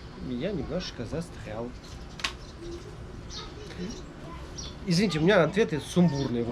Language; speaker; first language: Russian; native; Russian